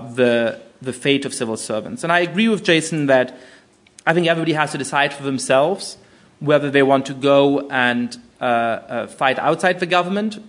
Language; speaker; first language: English; non-native, fluent; German